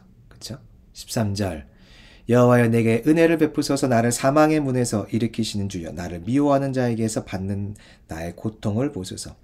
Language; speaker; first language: Korean; native; Korean